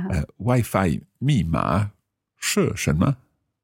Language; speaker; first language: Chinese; non-native, learner; English